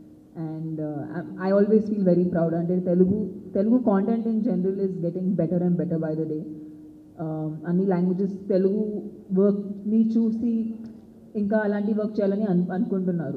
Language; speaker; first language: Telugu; non-native, local second language; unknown